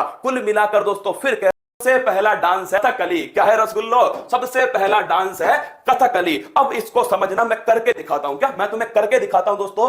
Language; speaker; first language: Hindi; native; Hindi